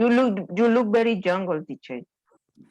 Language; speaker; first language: English; non-native, learner; Spanish